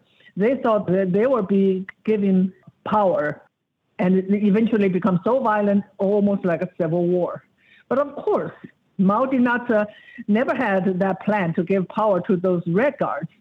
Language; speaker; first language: English; non-native, fluent; Chinese